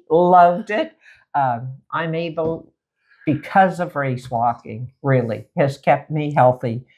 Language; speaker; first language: English; native; English